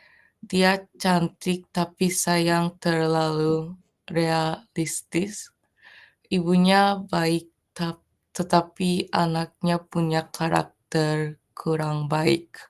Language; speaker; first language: Indonesian; non-native, learner; Japanese